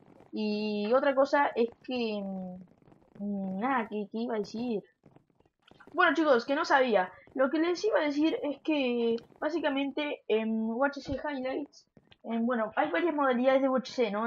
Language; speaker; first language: Spanish; native; Spanish